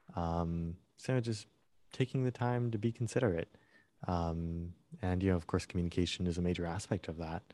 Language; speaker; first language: English; native; English